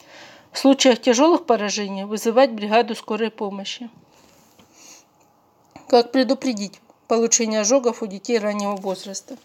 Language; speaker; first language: Russian; native; Russian